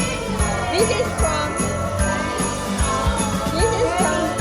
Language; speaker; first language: English; non-native, local second language; Filipino